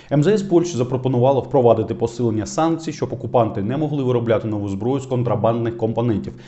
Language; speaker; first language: Ukrainian; non-native, local second language; Russian